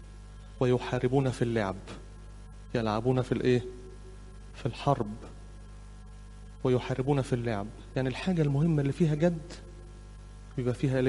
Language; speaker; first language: Arabic; native; Arabic